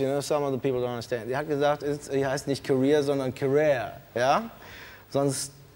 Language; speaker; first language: English; non-native, fluent; German